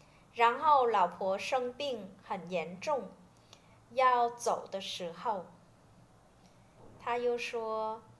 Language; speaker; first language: Chinese; non-native, fluent; Vietnamese